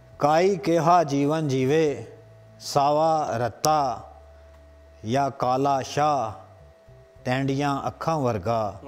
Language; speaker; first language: Punjabi; native; Punjabi